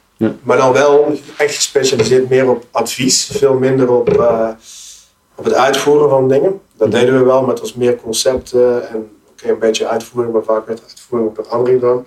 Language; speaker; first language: Dutch; native; Dutch